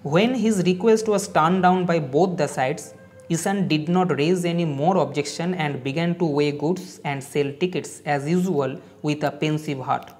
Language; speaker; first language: English; non-native, local second language; Bangla